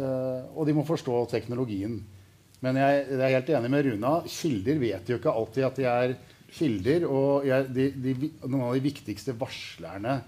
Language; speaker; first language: Norwegian; native; Norwegian